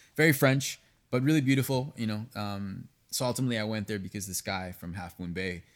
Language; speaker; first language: English; early bilingual, other home language; Spanish